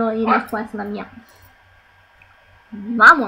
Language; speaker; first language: Spanish; non-native, fluent; Italian